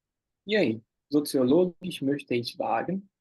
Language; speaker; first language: German; non-native, fluent; Portuguese